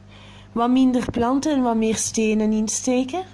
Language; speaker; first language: Dutch; non-native, local second language; French